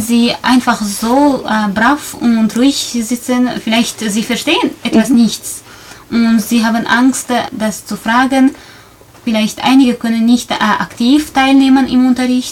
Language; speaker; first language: German; non-native, fluent; Tajik